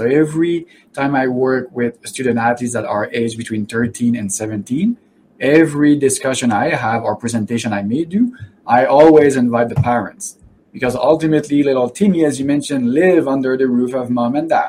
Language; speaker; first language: English; native; English